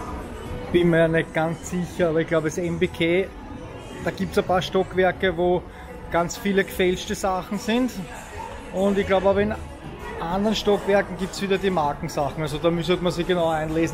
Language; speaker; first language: German; native; German